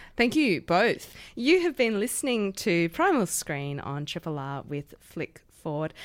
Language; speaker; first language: English; native; English